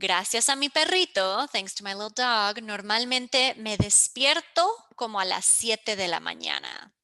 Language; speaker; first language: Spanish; early bilingual, heritage; English